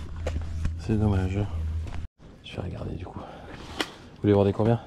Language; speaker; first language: French; native; French